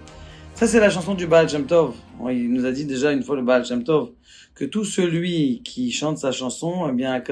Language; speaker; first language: French; native; French